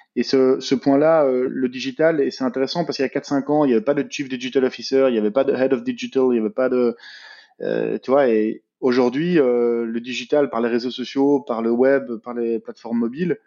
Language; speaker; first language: French; native; French